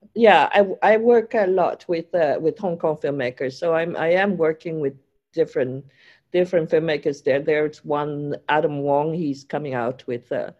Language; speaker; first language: English; non-native, local second language; Cantonese